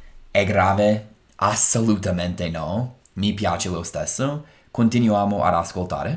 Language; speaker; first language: Italian; non-native, fluent; English